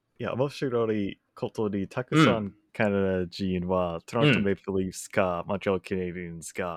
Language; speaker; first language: Japanese; non-native, learner; English